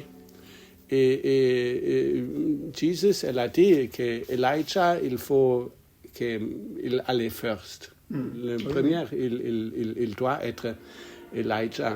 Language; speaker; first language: French; non-native, learner; English